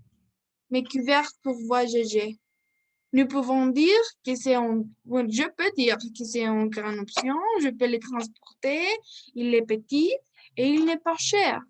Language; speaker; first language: French; non-native, learner; Spanish